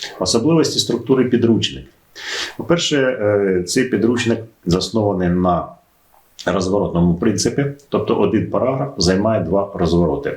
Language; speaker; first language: Ukrainian; native; Ukrainian